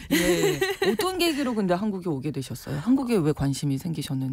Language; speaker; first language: Korean; native; Korean